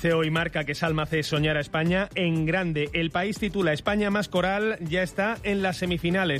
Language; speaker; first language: Spanish; native; Spanish